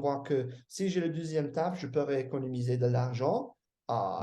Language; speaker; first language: French; non-native, fluent; English